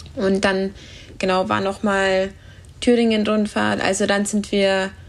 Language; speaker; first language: German; native; German